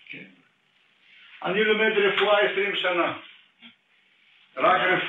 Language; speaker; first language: Hebrew; non-native, fluent; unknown